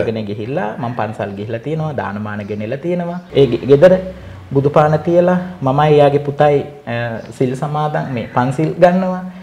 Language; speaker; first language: Sinhala; non-native, local second language; Tamil